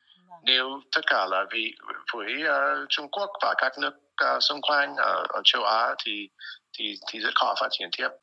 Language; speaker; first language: Vietnamese; non-native, fluent; English